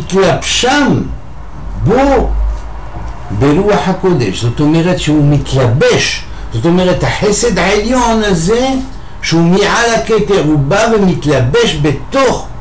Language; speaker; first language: Hebrew; non-native, fluent; French